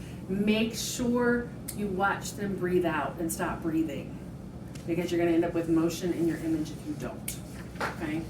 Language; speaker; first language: English; native; English